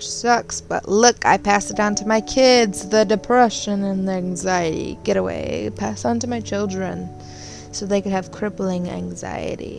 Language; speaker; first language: English; native; English